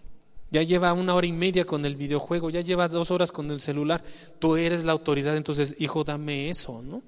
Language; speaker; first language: Spanish; native; Spanish